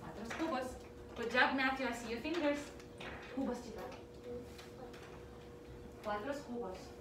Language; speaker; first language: Spanish; early bilingual, heritage; Spanish